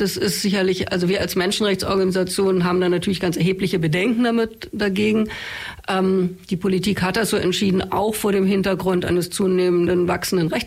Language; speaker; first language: German; native; German